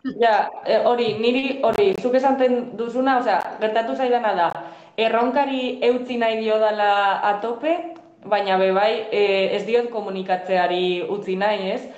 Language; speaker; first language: Basque; non-native, local second language; Spanish